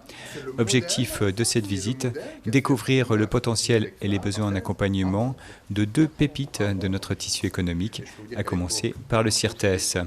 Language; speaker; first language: French; native; French